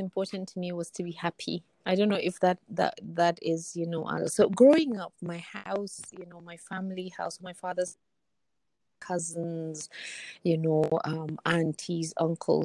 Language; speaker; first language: English; non-native, local second language; Hausa